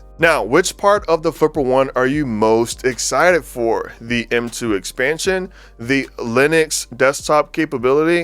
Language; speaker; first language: English; native; English